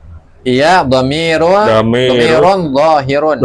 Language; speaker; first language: Arabic; non-native, learner; Indonesian